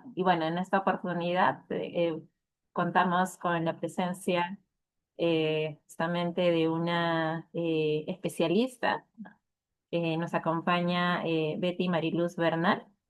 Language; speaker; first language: Spanish; native; Spanish